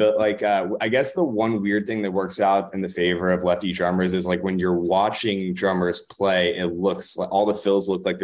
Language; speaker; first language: English; native; English